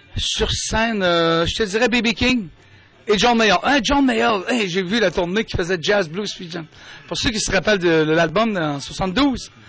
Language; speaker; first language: French; native; French